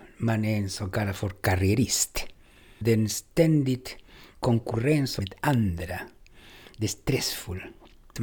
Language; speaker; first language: Swedish; non-native, fluent; Spanish